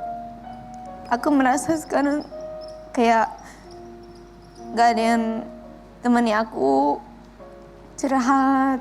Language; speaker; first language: Indonesian; non-native, fluent; Japanese